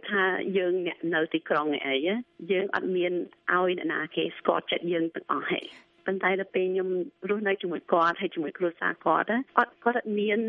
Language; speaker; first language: Khmer; early bilingual, heritage; Khmer